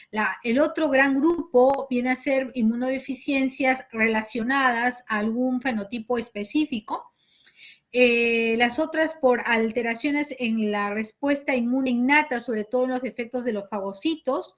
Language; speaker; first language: Spanish; native; Spanish